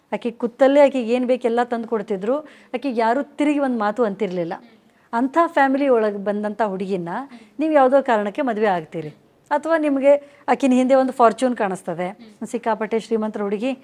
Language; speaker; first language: Kannada; native; Kannada